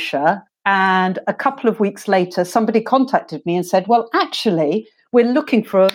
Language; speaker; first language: English; native; English